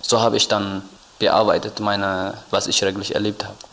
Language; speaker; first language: German; non-native, learner; Tigrinya